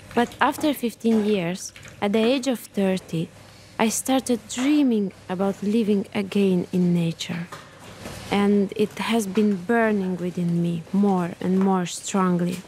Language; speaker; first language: English; non-native, fluent; Romanian